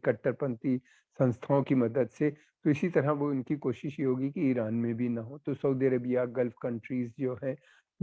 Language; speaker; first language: Hindi; native; Hindi